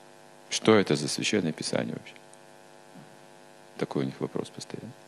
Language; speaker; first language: Russian; native; Russian